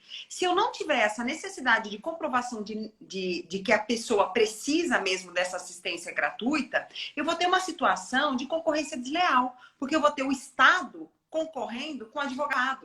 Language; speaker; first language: Portuguese; native; Portuguese